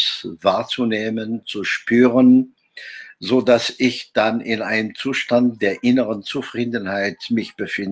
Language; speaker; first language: German; non-native, fluent; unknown